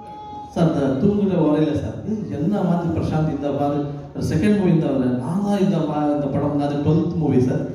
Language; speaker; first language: Tamil; non-native, learner; Kannada